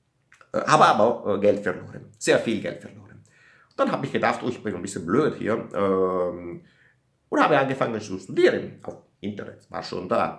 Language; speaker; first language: German; non-native, learner; Italian